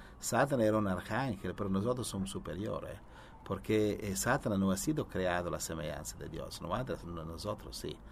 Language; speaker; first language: Spanish; non-native, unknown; Italian